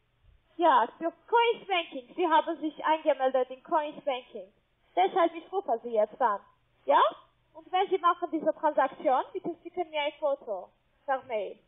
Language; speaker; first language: German; non-native, learner; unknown